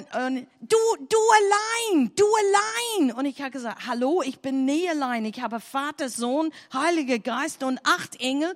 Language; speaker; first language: German; non-native, learner; English